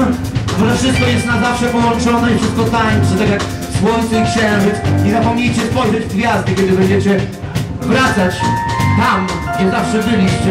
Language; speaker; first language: Polish; non-native, fluent; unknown